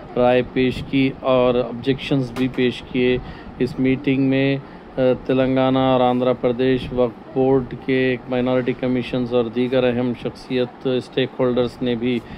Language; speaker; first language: Urdu; native; Urdu